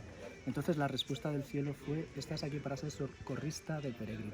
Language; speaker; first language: Spanish; native; Spanish